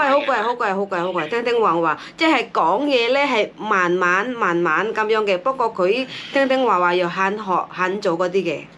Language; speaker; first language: Cantonese; non-native, fluent; Indonesian